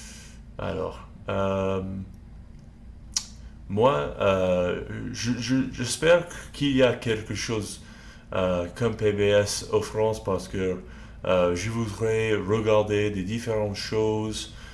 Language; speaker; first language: French; non-native, learner; English